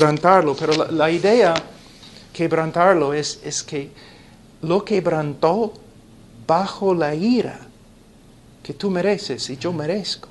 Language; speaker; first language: Spanish; non-native, fluent; English